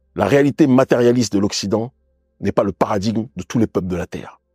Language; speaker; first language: French; native; French